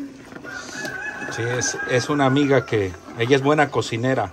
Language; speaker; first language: Spanish; native; Spanish